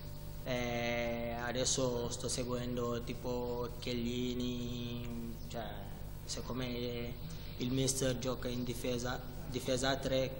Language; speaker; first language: Italian; non-native, fluent; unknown